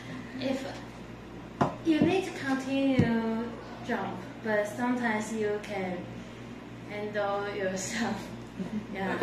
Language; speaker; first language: English; non-native, learner; Chinese